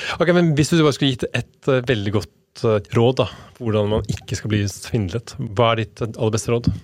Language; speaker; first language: Norwegian; native; Norwegian